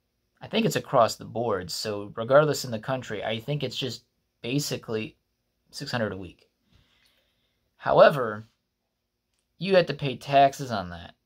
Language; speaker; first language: English; native; English